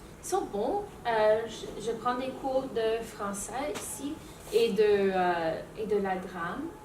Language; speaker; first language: French; non-native, learner; English